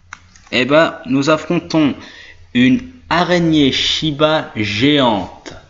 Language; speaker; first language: French; native; French